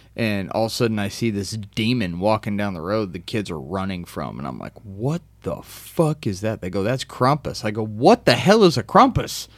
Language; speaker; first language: English; early bilingual, other home language; Romanian